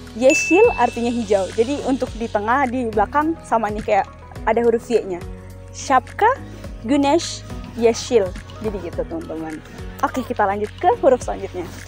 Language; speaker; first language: Indonesian; native; Indonesian